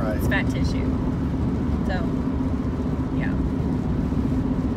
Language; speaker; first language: English; native; English